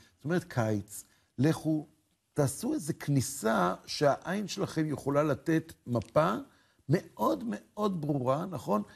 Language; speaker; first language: Hebrew; native; Hebrew